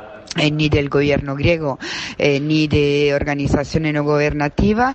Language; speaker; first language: Spanish; non-native, fluent; Italian